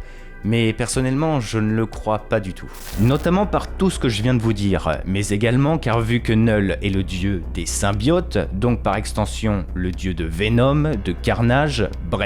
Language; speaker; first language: French; native; French